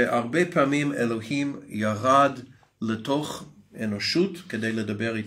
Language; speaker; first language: Hebrew; non-native, fluent; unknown